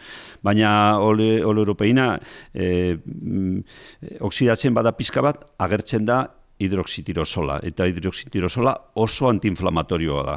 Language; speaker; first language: Basque; non-native, local second language; Spanish